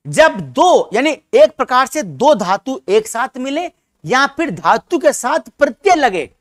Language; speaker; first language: Hindi; native; Hindi